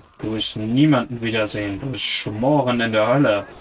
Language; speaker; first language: German; native; German